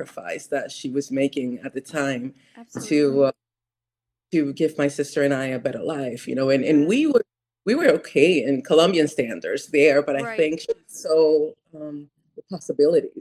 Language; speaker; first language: English; non-native, fluent; Spanish